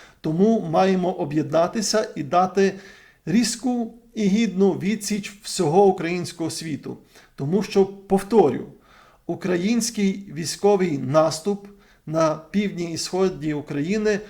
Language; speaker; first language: Ukrainian; native; Ukrainian